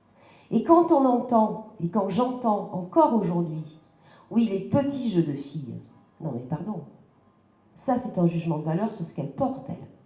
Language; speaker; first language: French; native; French